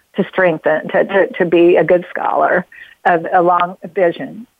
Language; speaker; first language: English; native; English